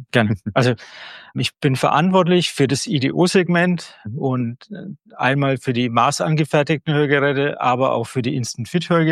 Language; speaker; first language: German; native; German